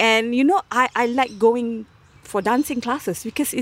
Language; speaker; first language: English; non-native, local second language; Malay